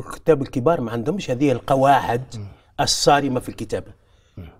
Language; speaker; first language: Arabic; native; Arabic